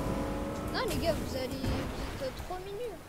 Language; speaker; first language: French; native; French